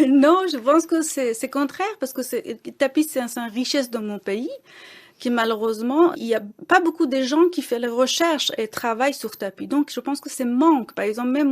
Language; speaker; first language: French; non-native, fluent; Persian